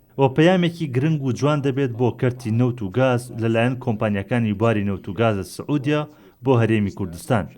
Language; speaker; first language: Central Kurdish; non-native, fluent; Arabic